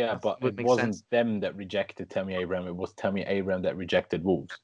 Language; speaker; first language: English; native; English